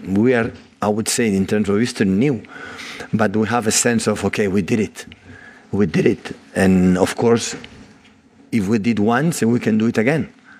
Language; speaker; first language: English; non-native, fluent; Catalan